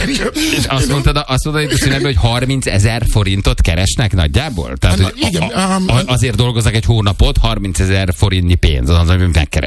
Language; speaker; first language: Hungarian; native; Hungarian